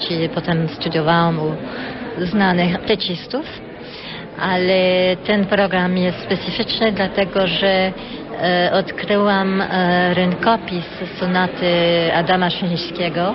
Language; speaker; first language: Polish; early bilingual, heritage; Polish